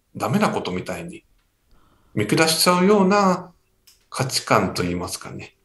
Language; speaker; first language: Japanese; native; Japanese